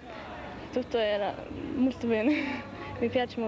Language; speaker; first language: Italian; non-native, learner; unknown